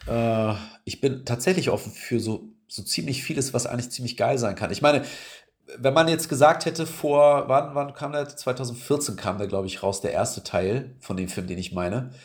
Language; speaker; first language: German; early bilingual, other home language; Turkish